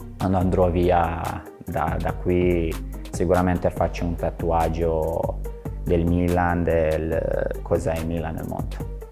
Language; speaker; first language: Italian; non-native, fluent; Serbian